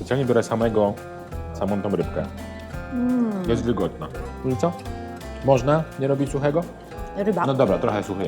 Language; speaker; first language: Polish; native; Polish